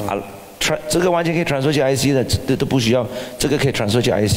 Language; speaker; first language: Chinese; native; Chinese